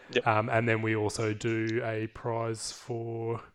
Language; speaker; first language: English; native; English